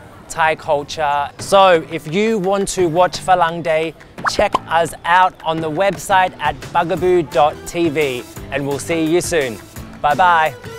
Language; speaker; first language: English; native; English